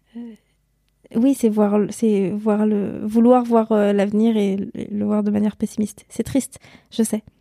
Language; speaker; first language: French; native; French